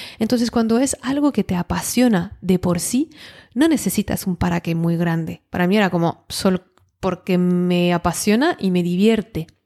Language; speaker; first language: Spanish; non-native, fluent; French